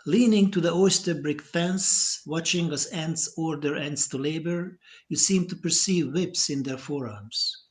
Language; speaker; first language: English; non-native, fluent; Hungarian